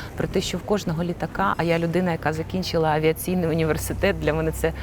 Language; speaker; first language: Ukrainian; non-native, local second language; Russian